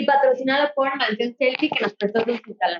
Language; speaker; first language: Spanish; native; Spanish